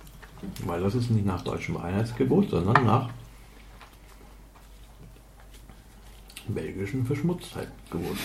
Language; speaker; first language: German; native; German